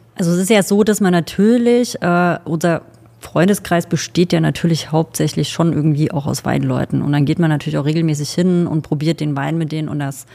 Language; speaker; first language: German; native; German